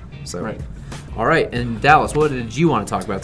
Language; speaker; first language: English; native; English